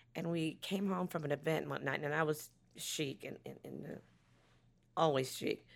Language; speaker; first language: English; native; English